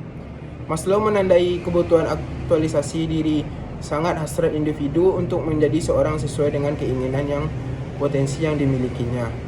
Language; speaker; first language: Indonesian; native; Indonesian